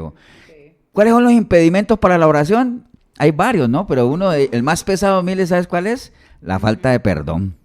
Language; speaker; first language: Spanish; native; Spanish